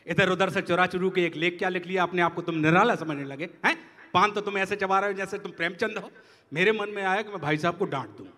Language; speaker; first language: Hindi; native; Hindi